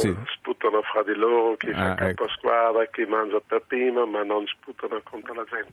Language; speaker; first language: Italian; non-native, local second language; German